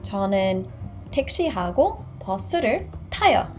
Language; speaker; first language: Korean; non-native, fluent; English